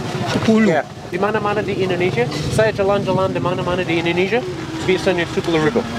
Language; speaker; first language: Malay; non-native, learner; English